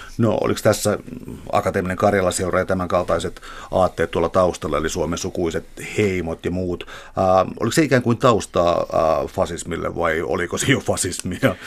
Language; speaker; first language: Finnish; native; Finnish